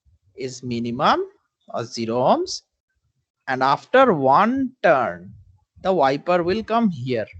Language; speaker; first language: English; non-native, local second language; Bangla